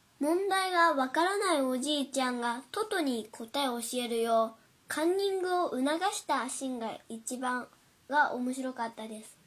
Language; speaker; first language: Japanese; non-native, learner; Chinese